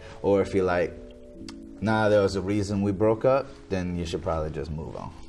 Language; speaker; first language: English; native; English